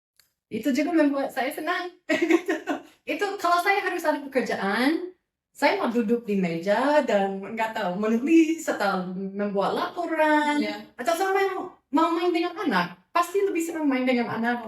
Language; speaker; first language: Indonesian; non-native, fluent; English